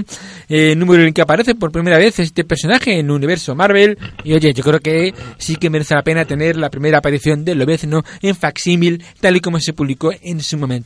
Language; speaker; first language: Spanish; native; Spanish